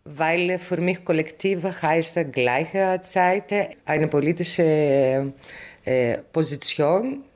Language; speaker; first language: German; non-native, fluent; Greek